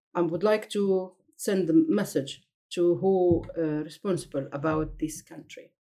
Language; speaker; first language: English; non-native, fluent; Arabic